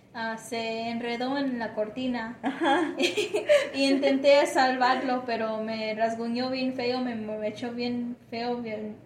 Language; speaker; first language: Spanish; early bilingual, heritage; Spanish